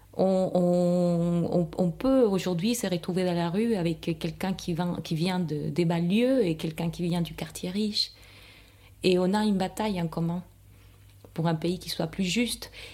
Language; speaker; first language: French; non-native, fluent; Spanish